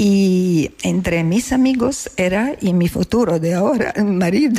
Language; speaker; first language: Spanish; non-native, learner; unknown